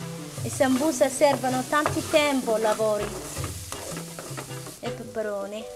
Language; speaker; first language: Italian; non-native, learner; Somali